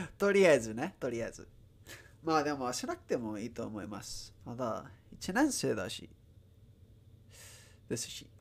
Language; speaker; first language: Japanese; non-native, learner; Spanish